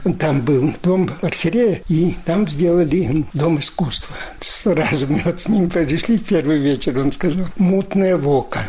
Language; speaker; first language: Russian; native; Russian